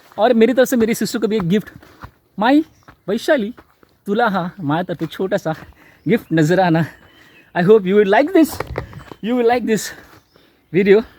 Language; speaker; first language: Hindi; non-native, local second language; Marathi